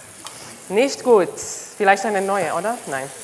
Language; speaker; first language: German; non-native, learner; Hebrew